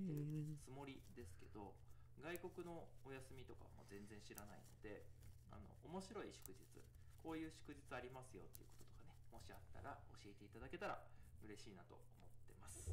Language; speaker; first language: Japanese; native; Japanese